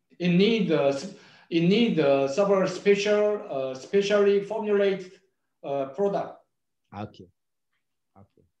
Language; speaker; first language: English; non-native, learner; Korean